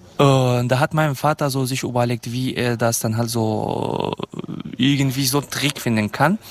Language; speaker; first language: German; non-native, fluent; Kurdish